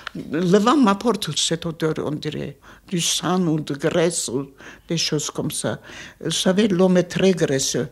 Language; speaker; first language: French; non-native, fluent; Armenian